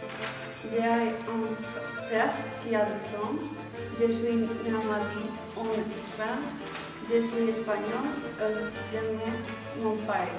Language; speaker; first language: French; non-native, learner; Spanish